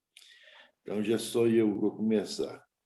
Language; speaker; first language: Portuguese; native; Portuguese